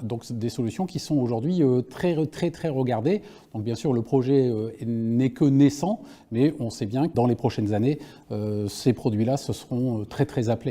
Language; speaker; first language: French; native; French